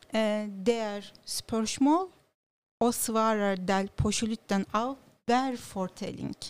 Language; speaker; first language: Norwegian; non-native, fluent; Turkish